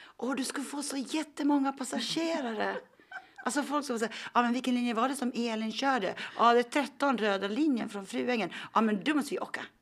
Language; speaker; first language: Swedish; native; Swedish